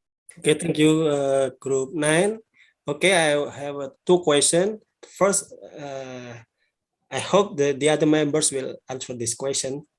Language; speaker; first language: English; non-native, learner; Indonesian